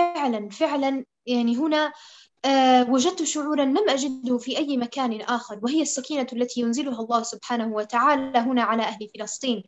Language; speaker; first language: Arabic; native; Arabic